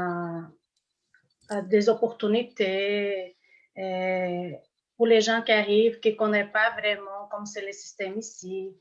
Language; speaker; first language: French; non-native, fluent; Portuguese